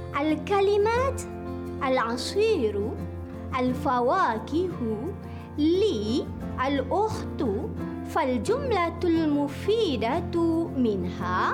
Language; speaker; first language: Arabic; non-native, fluent; Malay